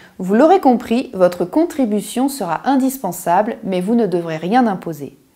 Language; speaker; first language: French; native; French